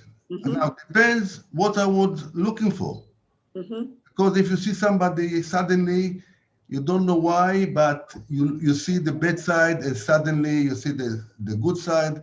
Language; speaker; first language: English; non-native, fluent; Hebrew